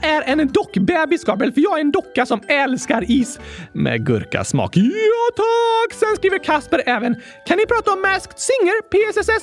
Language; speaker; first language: Swedish; native; Swedish